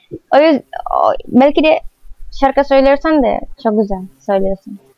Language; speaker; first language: Turkish; non-native, learner; Indonesian